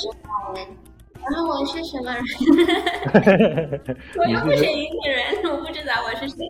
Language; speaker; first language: Chinese; early bilingual, heritage; Indonesian